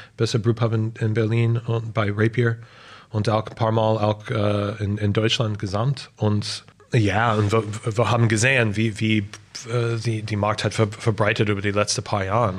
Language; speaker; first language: German; non-native, fluent; English